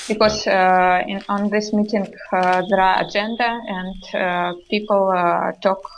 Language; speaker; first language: English; non-native, learner; Russian